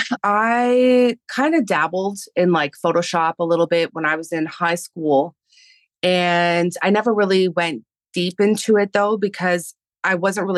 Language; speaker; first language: English; early bilingual, other home language; Spanish